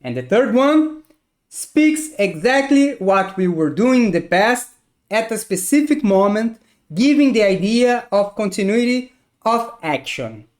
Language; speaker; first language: English; non-native, fluent; Portuguese